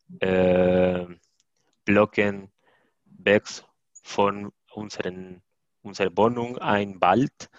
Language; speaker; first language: German; non-native, learner; Spanish